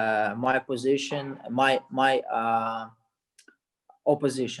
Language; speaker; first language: English; non-native, learner; Russian